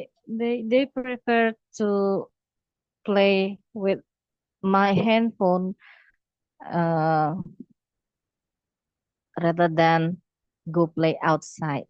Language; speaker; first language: English; non-native, learner; Indonesian